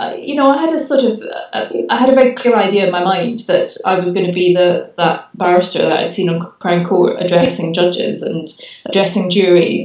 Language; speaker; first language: English; native; English